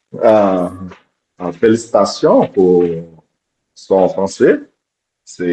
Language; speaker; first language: French; non-native, learner; Portuguese